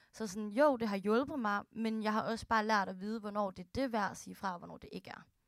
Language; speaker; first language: Danish; early bilingual, other home language; Filipino